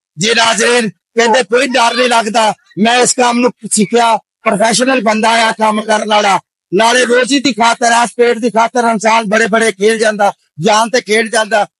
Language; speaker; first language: Punjabi; native; Punjabi